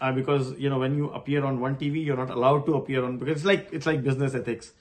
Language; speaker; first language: English; non-native, local second language; Hindi